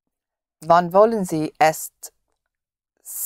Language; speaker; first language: German; non-native, learner; English